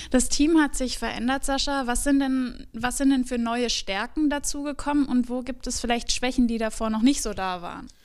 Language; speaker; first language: German; native; German